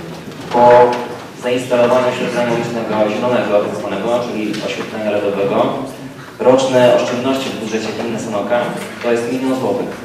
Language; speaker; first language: Polish; native; Polish